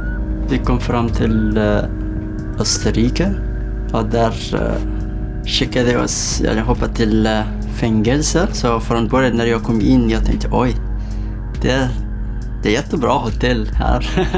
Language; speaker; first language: Swedish; non-native, learner; Persian